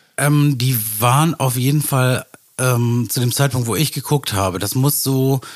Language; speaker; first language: German; native; German